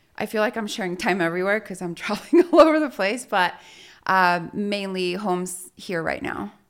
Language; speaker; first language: English; early bilingual, other home language; Spanish